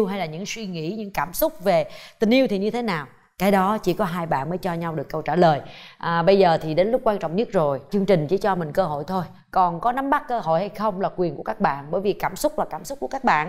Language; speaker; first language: Vietnamese; native; Vietnamese